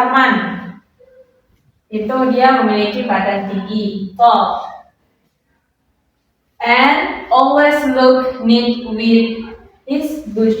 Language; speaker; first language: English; non-native, fluent; Indonesian